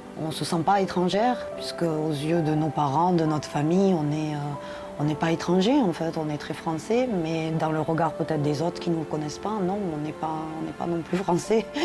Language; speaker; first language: French; native; French